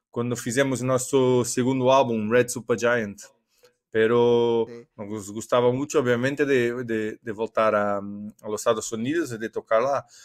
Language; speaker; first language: Spanish; non-native, learner; Portuguese